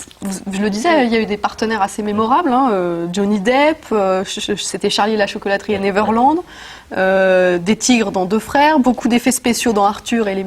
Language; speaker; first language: French; native; French